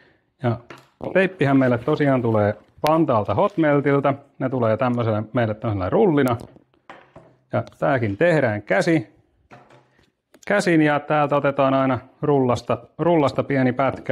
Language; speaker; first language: Finnish; native; Finnish